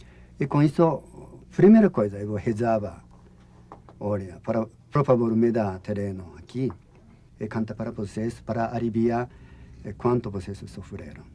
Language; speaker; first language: Portuguese; non-native, learner; Japanese